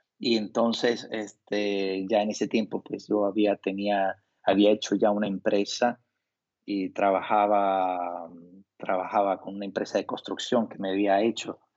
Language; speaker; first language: Spanish; native; Spanish